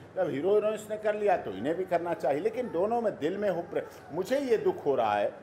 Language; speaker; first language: Hindi; native; Hindi